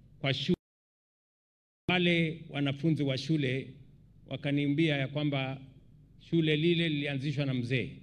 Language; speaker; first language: Swahili; non-native, local second language; Kalenjin